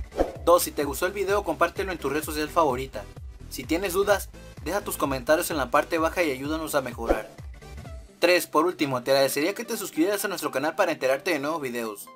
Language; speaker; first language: Spanish; native; Spanish